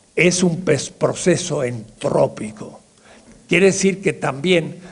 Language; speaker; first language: Spanish; native; Spanish